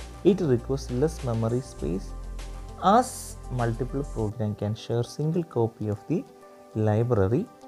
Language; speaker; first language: English; non-native, local second language; Malayalam